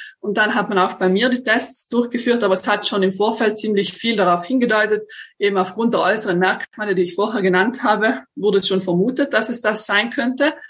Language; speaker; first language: German; native; German